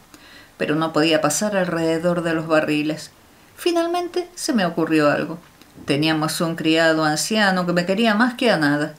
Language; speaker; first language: Spanish; native; Spanish